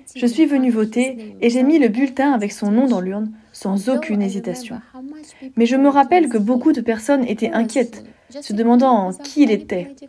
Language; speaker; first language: French; non-native, fluent; Ukrainian